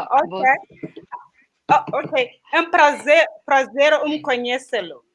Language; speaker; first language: Portuguese; non-native, learner; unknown